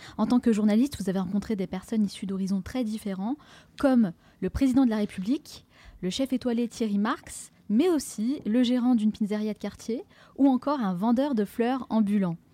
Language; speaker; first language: French; native; French